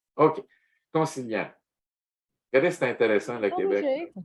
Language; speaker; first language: French; native; French